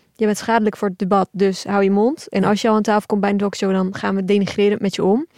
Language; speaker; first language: Dutch; early bilingual, other home language; Turkish